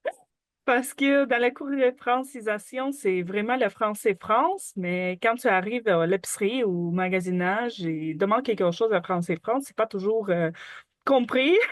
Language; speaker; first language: French; non-native, learner; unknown